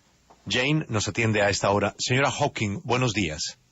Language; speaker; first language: Spanish; native; Spanish